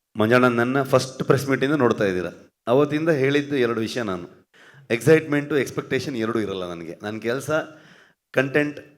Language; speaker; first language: Kannada; native; Kannada